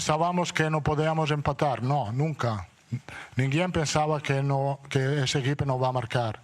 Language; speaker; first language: Portuguese; non-native, learner; Italian